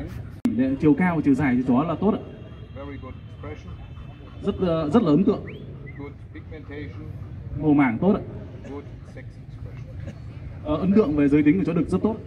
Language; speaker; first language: Vietnamese; native; Vietnamese